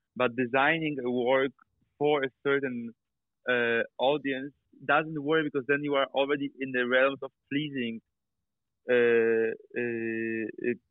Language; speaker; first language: English; non-native, fluent; Polish